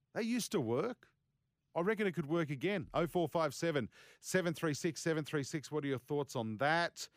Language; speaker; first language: English; native; English